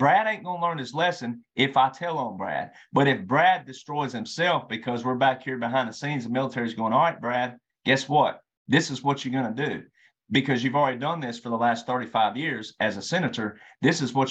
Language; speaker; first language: English; native; English